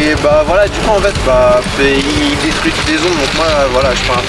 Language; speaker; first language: French; native; French